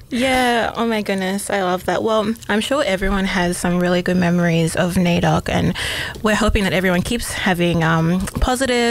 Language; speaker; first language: English; native; English